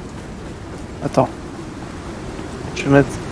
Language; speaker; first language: French; native; French